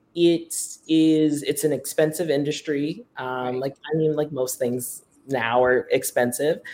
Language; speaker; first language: English; native; English